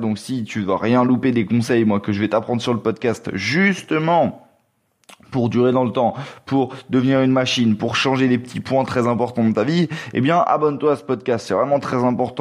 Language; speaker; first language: French; native; French